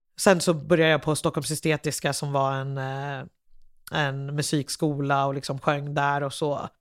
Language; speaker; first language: Swedish; early bilingual, other home language; English